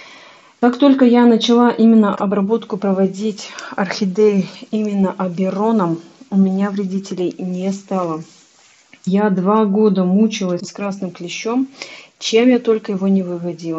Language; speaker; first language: Russian; native; Russian